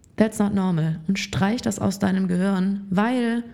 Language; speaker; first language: German; native; German